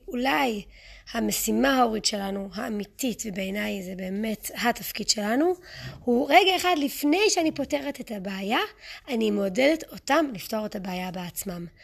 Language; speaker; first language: Hebrew; early bilingual, other home language; English